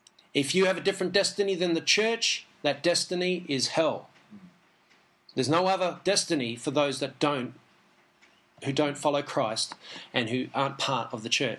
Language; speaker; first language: English; native; English